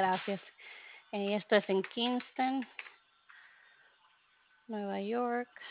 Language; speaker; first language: Spanish; early bilingual, other home language; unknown